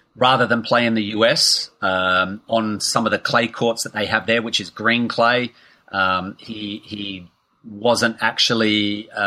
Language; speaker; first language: English; native; English